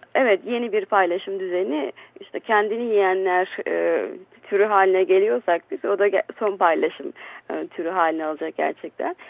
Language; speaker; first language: Turkish; native; Turkish